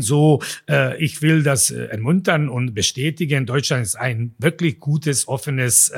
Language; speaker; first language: German; non-native, fluent; Bosnian